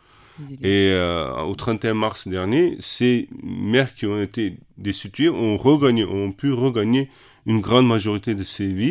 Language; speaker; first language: French; non-native, fluent; Kurdish